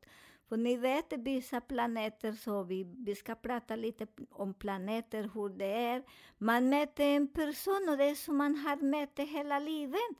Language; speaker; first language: Swedish; non-native, learner; Spanish